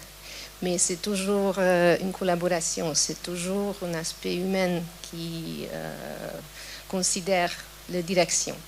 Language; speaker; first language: French; non-native, fluent; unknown